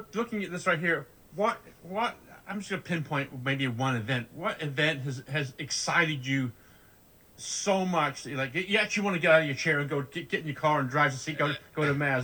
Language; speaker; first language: English; native; English